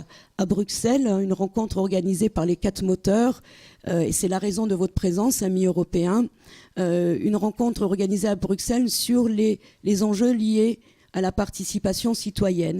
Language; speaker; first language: French; native; French